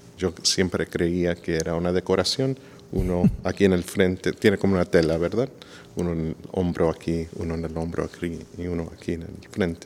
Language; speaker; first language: Spanish; non-native, fluent; English